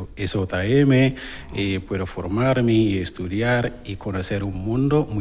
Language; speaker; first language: Spanish; non-native, fluent; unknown